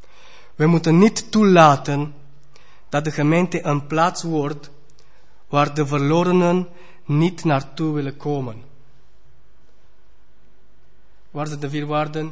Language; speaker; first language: Dutch; non-native, fluent; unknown